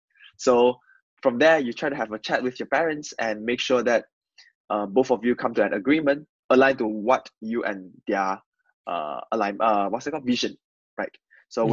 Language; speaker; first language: English; non-native, local second language; Chinese